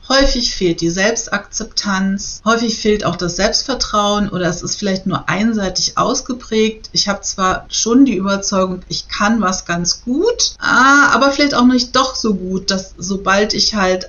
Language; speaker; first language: German; native; German